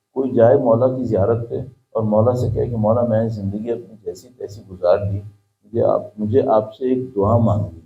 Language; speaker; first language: Urdu; native; Urdu